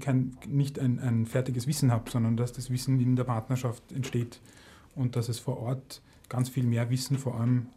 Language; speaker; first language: German; native; German